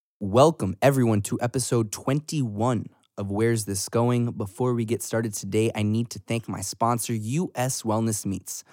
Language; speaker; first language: English; native; English